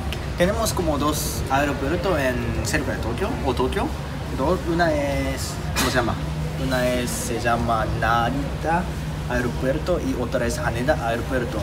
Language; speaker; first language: Spanish; non-native, learner; Japanese